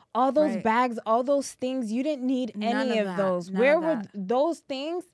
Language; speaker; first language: English; early bilingual, other home language; French